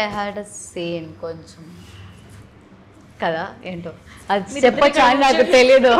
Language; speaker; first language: Telugu; non-native, learner; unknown